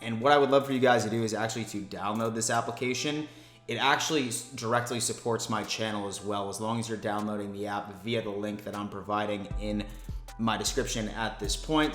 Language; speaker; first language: English; native; English